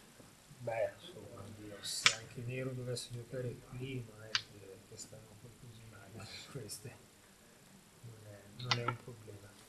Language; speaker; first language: Italian; native; Italian